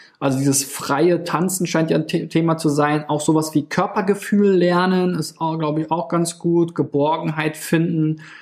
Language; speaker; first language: German; native; German